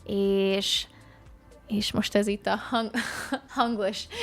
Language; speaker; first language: Hungarian; early bilingual, other home language; English